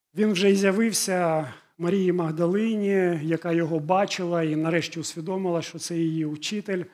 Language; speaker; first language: Ukrainian; non-native, local second language; Russian